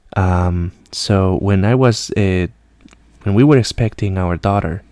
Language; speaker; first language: English; non-native, fluent; Spanish